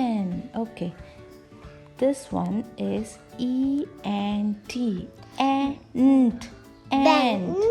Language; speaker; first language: English; non-native, local second language; Hindi